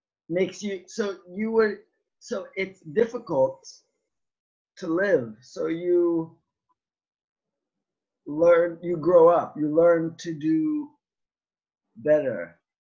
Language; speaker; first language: English; native; English